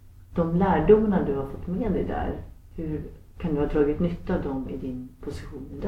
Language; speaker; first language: Swedish; native; Swedish